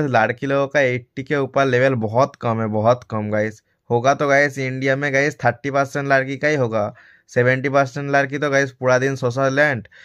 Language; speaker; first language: Hindi; non-native, local second language; Bangla